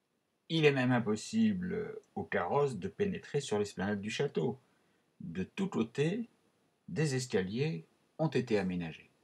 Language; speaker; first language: French; native; French